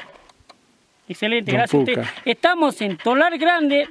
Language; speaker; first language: Spanish; native; Spanish